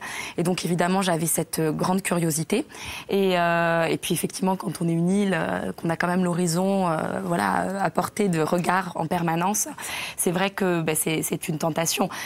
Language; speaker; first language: French; native; French